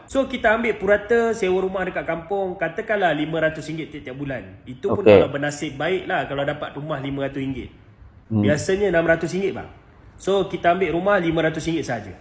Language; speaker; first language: Malay; native; Malay